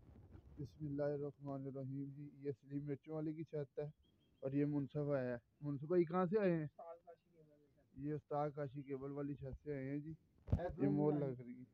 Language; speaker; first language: Hindi; non-native, local second language; Punjabi